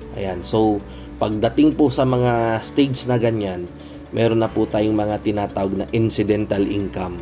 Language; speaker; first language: Filipino; non-native, local second language; Pangasinan